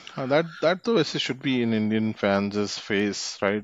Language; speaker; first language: English; non-native, local second language; Hindi